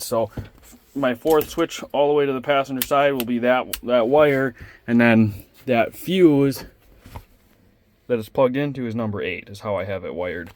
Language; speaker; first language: English; native; English